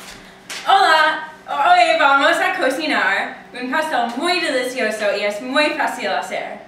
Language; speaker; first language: Spanish; non-native, learner; English